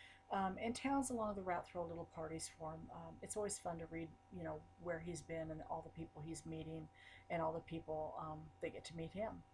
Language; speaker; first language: English; native; English